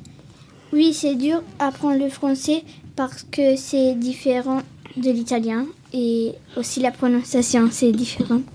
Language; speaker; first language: French; non-native, learner; Italian